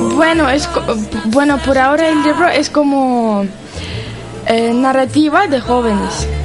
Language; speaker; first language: Spanish; non-native, learner; Ukrainian